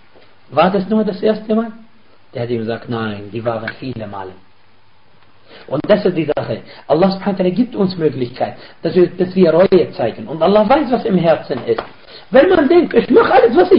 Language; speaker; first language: German; non-native, fluent; Arabic